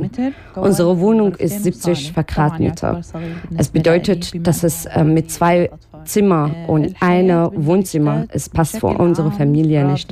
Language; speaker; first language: German; non-native, learner; Arabic